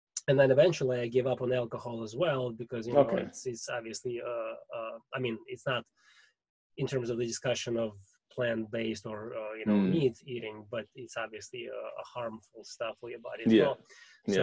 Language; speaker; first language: English; non-native, fluent; Russian